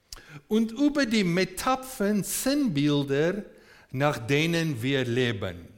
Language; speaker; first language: German; non-native, fluent; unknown